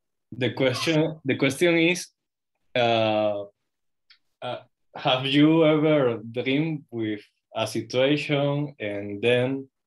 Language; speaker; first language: English; non-native, learner; Spanish